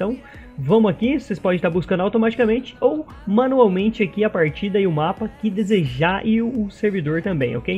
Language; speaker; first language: Portuguese; native; Portuguese